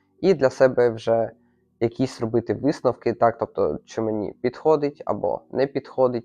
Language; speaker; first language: Ukrainian; native; Ukrainian